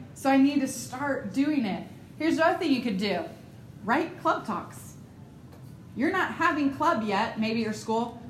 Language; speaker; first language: English; native; English